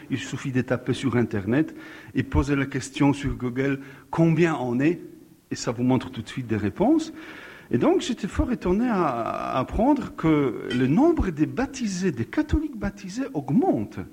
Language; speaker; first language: French; non-native, fluent; Polish